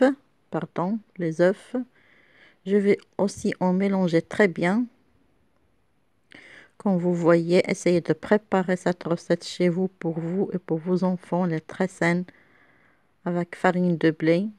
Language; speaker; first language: French; non-native, local second language; Arabic